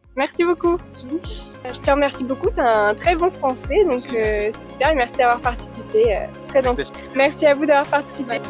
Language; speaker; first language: French; native; French